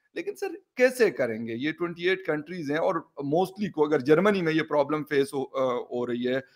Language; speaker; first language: Urdu; non-native, local second language; Pashto